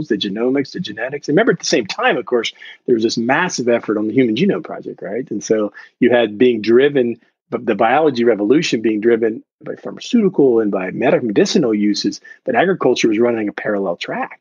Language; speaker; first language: English; native; English